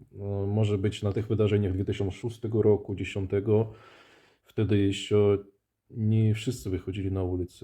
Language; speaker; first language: Polish; non-native, fluent; Russian